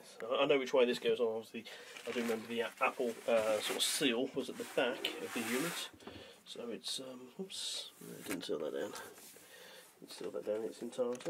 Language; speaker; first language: English; native; English